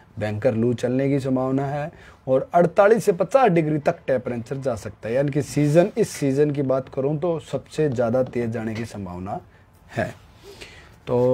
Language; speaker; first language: Hindi; native; Hindi